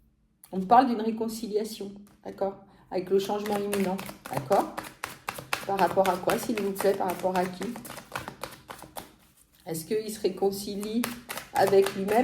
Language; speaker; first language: French; native; French